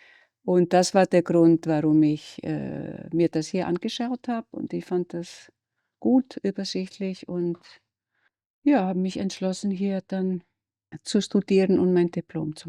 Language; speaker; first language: German; non-native, fluent; Icelandic